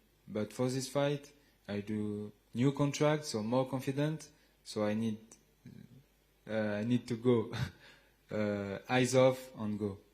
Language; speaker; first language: English; non-native, learner; French